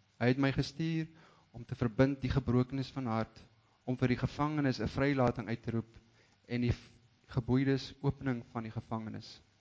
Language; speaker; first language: Afrikaans; native; Afrikaans